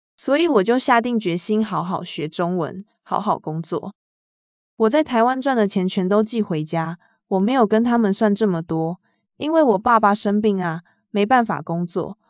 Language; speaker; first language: Chinese; non-native, fluent; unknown